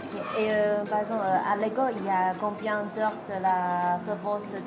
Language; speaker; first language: French; non-native, learner; Chinese